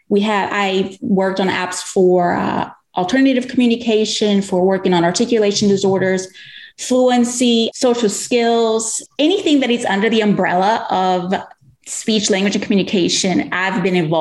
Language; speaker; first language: English; non-native, fluent; Portuguese